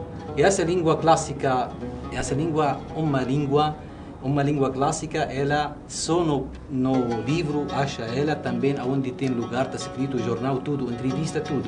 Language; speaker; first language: Portuguese; non-native, learner; Arabic